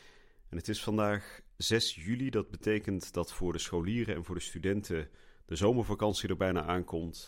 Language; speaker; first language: Dutch; native; Dutch